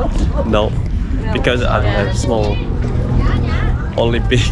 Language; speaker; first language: English; non-native, learner; Korean